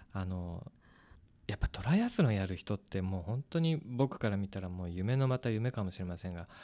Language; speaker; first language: Japanese; native; Japanese